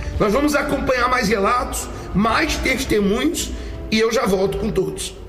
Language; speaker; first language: Portuguese; native; Portuguese